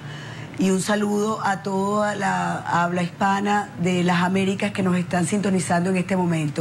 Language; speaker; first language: Spanish; native; Spanish